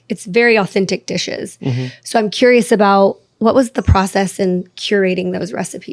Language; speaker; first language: English; native; English